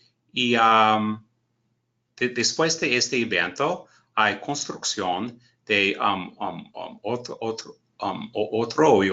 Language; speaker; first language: Spanish; non-native, learner; English